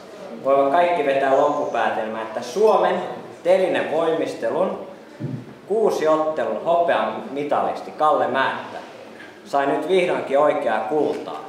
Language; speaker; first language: Finnish; native; Finnish